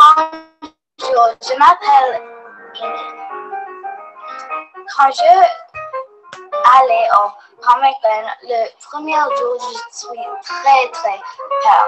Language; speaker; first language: French; non-native, learner; English